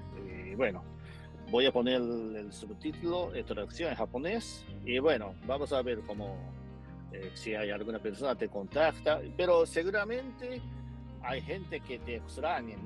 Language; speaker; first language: Spanish; non-native, fluent; Japanese